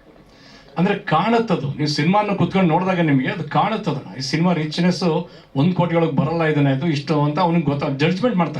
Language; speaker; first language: Kannada; native; Kannada